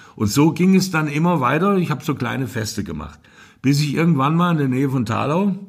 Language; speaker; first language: German; native; German